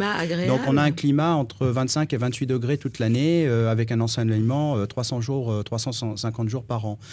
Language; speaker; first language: French; native; French